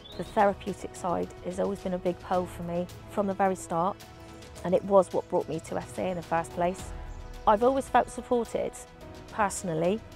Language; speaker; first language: English; native; English